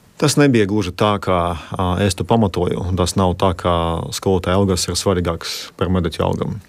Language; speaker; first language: Latvian; non-native, local second language; Russian